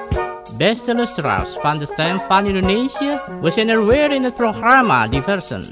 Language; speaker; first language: Dutch; non-native, learner; Indonesian